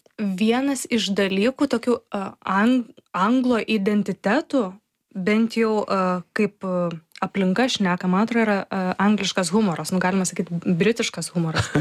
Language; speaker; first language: Lithuanian; native; Lithuanian